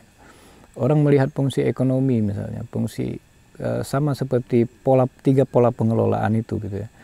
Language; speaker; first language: Indonesian; non-native, local second language; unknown